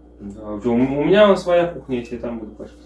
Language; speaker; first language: Russian; native; Russian